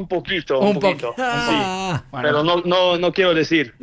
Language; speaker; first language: Spanish; early bilingual, heritage; English